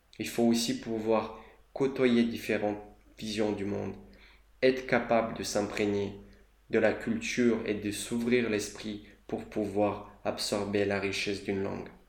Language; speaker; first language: French; non-native, fluent; Romanian